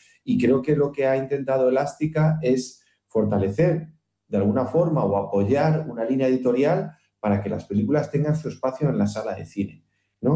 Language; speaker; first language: Spanish; native; Spanish